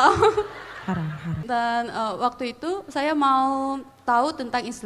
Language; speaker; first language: Indonesian; non-native, fluent; Korean